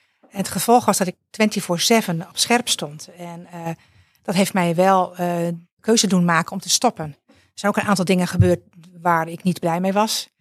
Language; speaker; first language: Dutch; native; Dutch